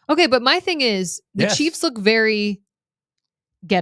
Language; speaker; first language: English; native; English